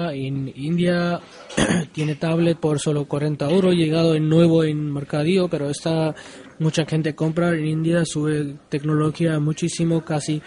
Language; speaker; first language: Spanish; non-native, learner; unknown